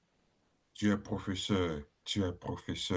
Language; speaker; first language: French; non-native, fluent; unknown